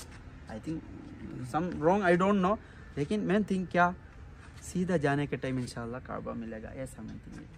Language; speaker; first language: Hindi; non-native, local second language; Malayalam